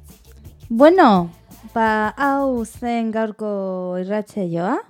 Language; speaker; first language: Basque; non-native, learner; Spanish